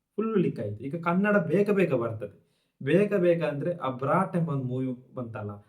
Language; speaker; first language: Kannada; non-native, local second language; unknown